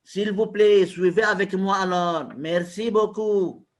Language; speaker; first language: French; non-native, local second language; Arabic